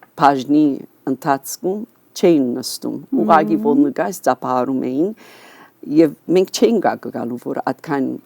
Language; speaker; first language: Armenian; early bilingual, heritage; Armenian